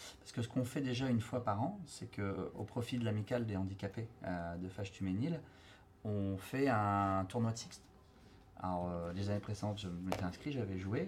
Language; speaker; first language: French; native; French